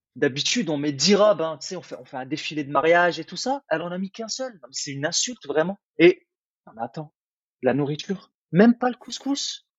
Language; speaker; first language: French; early bilingual, other home language; Arabic